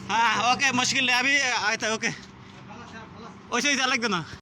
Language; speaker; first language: Hindi; non-native, learner; Bangla